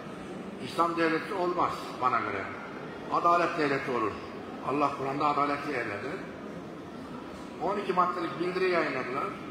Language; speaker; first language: Turkish; native; Turkish